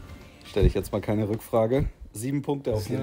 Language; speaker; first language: German; native; German